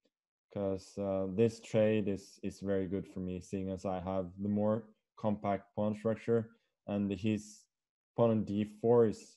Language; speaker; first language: English; non-native, fluent; Norwegian